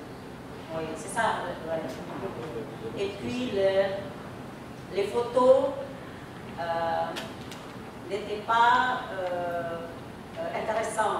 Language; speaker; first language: French; non-native, fluent; Indonesian